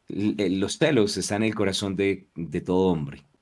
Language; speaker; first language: Spanish; native; Spanish